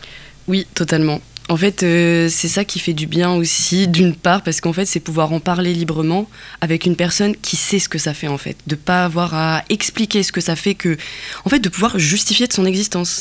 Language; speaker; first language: French; non-native, local second language; Arabic